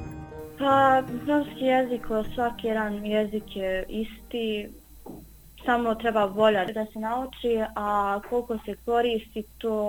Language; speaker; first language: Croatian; non-native, local second language; Romany